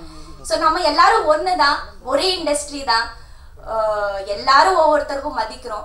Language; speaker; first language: Tamil; non-native, local second language; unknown